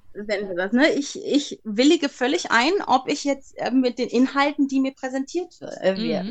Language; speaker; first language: German; native; German